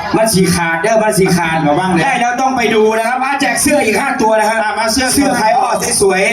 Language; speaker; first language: Thai; native; Thai